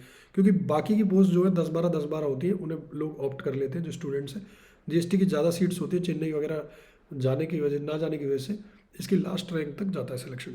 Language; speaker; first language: Hindi; native; Hindi